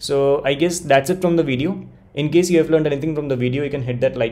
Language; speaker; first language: English; non-native, local second language; Hindi